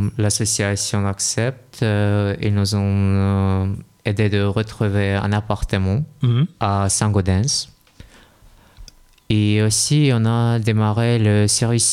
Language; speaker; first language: French; non-native, learner; Russian